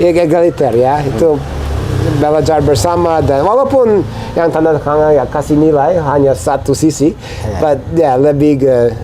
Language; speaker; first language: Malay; non-native, fluent; English